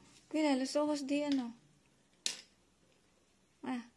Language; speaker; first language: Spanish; non-native, learner; Filipino